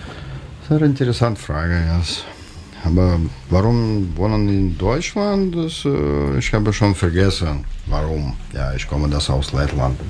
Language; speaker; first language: German; non-native, learner; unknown